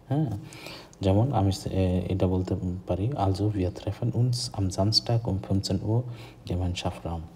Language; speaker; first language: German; non-native, fluent; Bangla